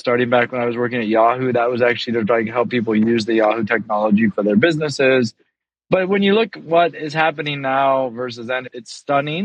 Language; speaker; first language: English; native; English